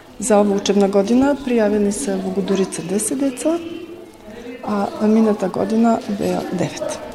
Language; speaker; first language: Macedonian; early bilingual, heritage; Macedonian